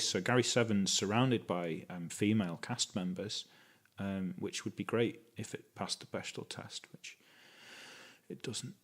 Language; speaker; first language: English; native; English